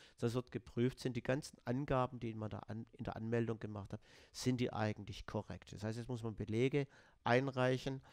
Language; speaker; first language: German; native; German